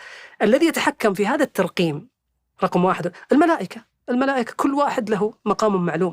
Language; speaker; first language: Arabic; native; Arabic